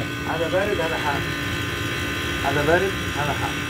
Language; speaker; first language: Arabic; non-native, learner; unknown